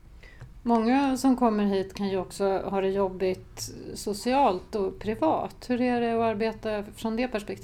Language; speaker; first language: Swedish; native; Swedish